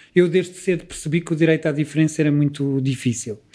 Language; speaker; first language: Portuguese; native; Portuguese